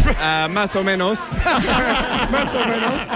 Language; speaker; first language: Spanish; non-native, learner; English